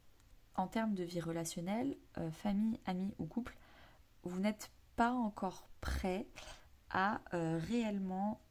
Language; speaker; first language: French; native; French